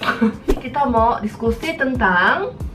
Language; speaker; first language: Indonesian; early bilingual, heritage; Korean